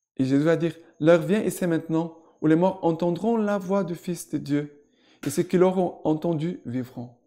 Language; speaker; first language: French; non-native, fluent; Portuguese